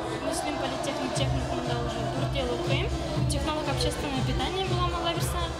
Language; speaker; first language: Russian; non-native, local second language; Tatar